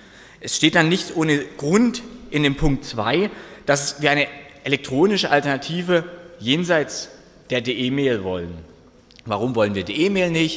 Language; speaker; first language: German; native; German